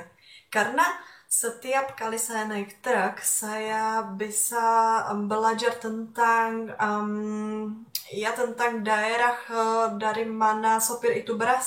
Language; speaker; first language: Indonesian; non-native, fluent; Czech